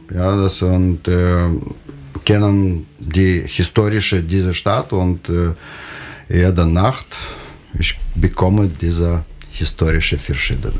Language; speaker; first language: German; non-native, learner; Russian